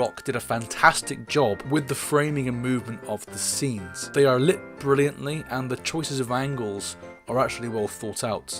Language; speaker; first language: English; native; English